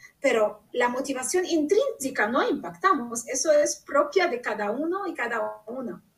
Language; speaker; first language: Spanish; non-native, fluent; Arabic